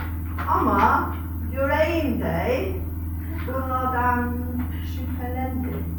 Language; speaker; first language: Turkish; non-native, fluent; English